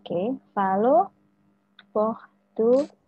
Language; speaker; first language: Portuguese; non-native, fluent; Indonesian